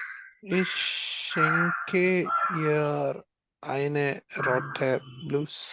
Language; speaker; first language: German; non-native, learner; Malayalam